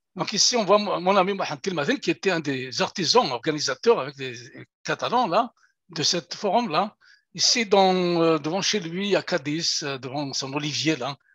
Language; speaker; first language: French; non-native, local second language; Kabyle